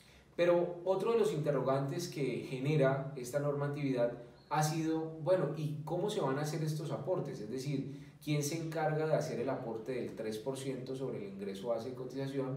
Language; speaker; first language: Spanish; native; Spanish